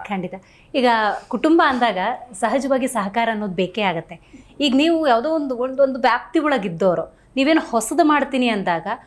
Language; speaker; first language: Kannada; native; Kannada